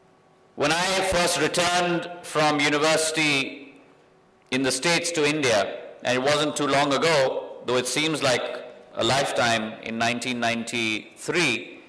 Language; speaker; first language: English; non-native, local second language; Hindi